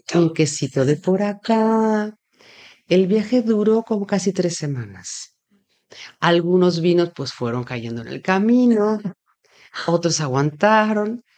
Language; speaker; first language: Spanish; native; Spanish